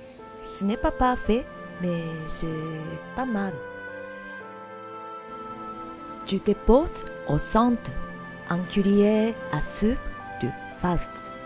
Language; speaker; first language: French; non-native, learner; Japanese